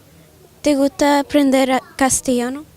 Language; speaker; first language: Spanish; non-native, learner; English